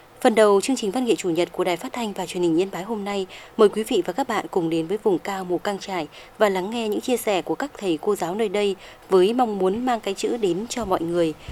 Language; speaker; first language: Vietnamese; native; Vietnamese